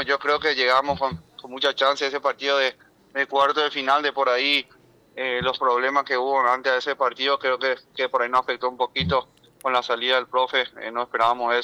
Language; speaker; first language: Spanish; native; Spanish